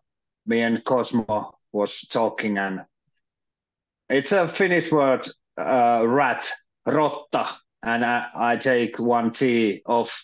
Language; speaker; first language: English; non-native, learner; Finnish